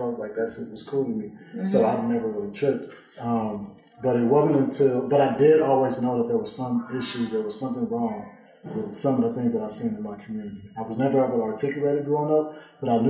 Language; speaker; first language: English; native; English